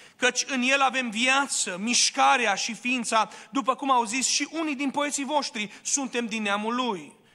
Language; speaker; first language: Romanian; early bilingual, other home language; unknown